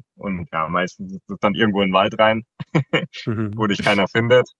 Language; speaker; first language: German; native; German